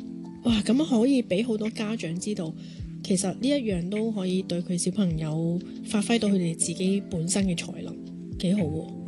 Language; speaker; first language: Cantonese; native; Cantonese